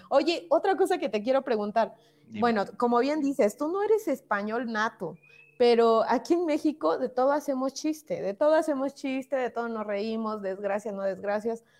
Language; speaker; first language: Spanish; native; Spanish